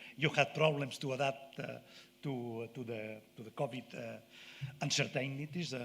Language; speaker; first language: English; non-native, fluent; Catalan